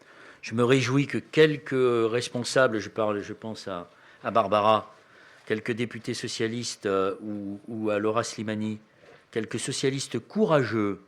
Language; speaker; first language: French; native; French